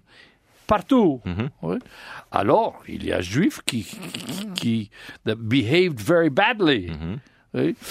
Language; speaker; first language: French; non-native, learner; English